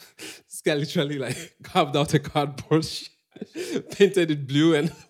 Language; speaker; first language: English; non-native, local second language; Igbo